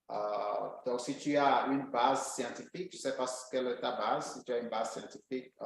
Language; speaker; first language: French; non-native, local second language; Ewe